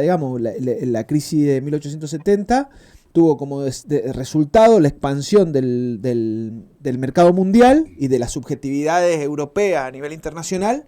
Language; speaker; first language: Spanish; native; Spanish